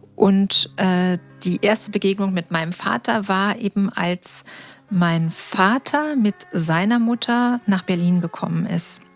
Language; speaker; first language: German; native; German